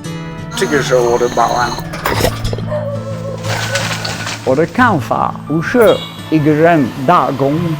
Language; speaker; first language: Chinese; non-native, fluent; French